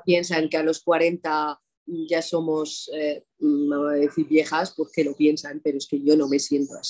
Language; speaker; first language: Spanish; non-native, fluent; Arabic